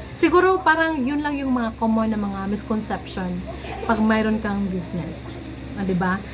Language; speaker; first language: Filipino; non-native, local second language; Cebuano